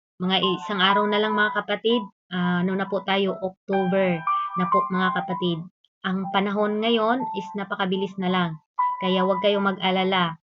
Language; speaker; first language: Filipino; non-native, local second language; Cebuano